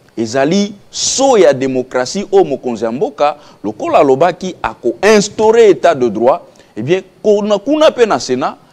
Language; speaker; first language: Lingala; native; Lingala